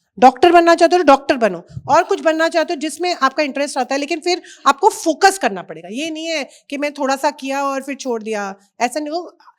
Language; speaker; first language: Hindi; native; Hindi